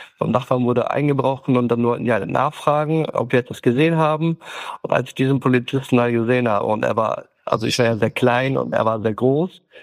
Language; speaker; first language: German; early bilingual, other home language; Turkish